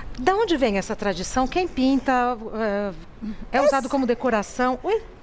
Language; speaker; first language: Portuguese; native; Portuguese